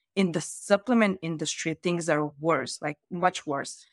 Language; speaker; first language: English; non-native, fluent; Bulgarian